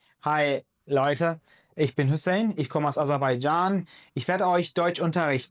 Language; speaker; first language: German; non-native, fluent; Azerbaijani